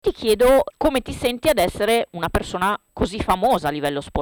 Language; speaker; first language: Italian; native; Italian